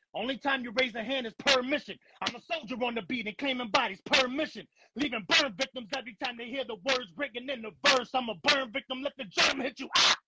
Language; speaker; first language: English; native; English